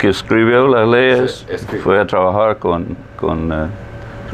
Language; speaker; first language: Spanish; non-native, fluent; English